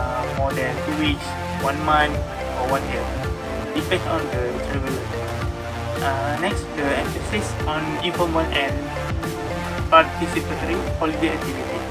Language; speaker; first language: English; non-native, learner; Malay